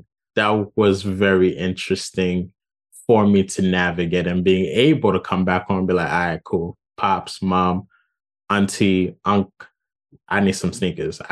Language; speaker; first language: English; non-native, fluent; Haitian Creole